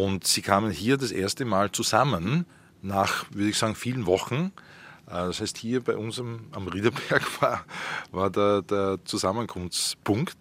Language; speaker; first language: German; native; German